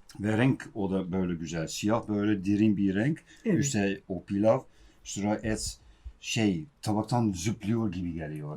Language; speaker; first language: Turkish; non-native, fluent; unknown